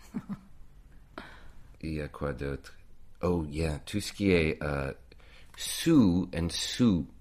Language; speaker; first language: French; non-native, fluent; English